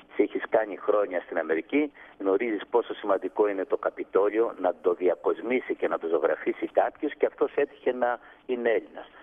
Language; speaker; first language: Greek; native; Greek